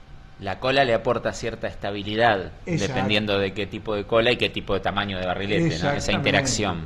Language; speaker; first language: Spanish; native; Spanish